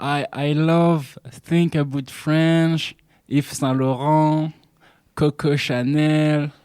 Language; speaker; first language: English; non-native, learner; French